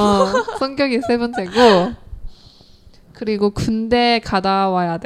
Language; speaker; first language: Korean; non-native, learner; Chinese